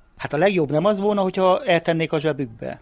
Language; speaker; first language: Hungarian; native; Hungarian